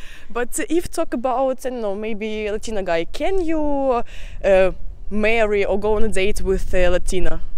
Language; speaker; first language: English; non-native, fluent; Russian